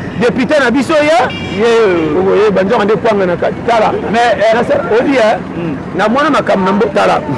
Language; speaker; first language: Lingala; native; Lingala